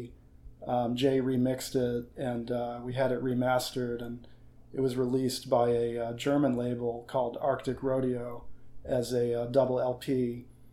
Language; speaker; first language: English; native; English